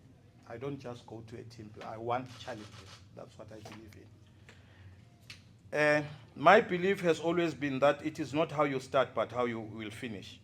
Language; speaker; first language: English; non-native, local second language; Zulu